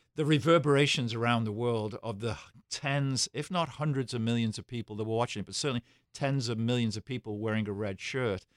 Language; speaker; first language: English; native; English